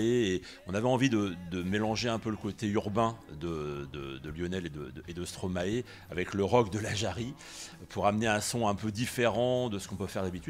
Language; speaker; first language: French; native; French